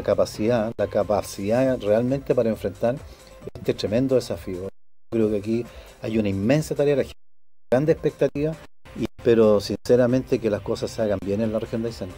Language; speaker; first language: Spanish; native; Spanish